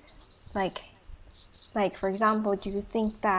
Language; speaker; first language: English; non-native, fluent; Chinese